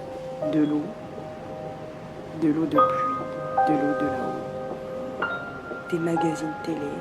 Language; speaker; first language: French; native; French